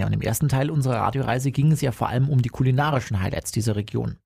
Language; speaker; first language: German; native; German